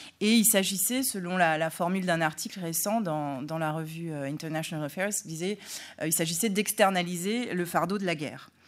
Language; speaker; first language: French; native; French